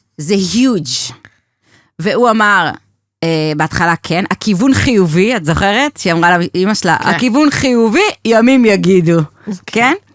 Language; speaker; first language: Hebrew; native; Hebrew